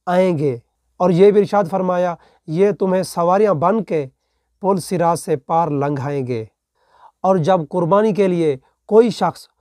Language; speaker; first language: Urdu; non-native, local second language; Punjabi